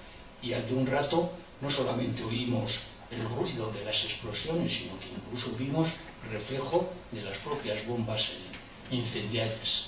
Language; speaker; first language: Spanish; native; Spanish